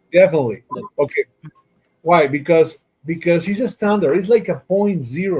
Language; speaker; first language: English; non-native, fluent; Spanish